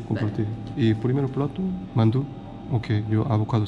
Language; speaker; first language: Spanish; non-native, learner; Korean